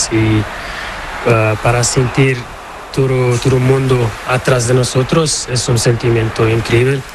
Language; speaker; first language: Spanish; non-native, learner; Portuguese